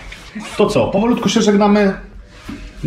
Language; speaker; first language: Polish; native; Polish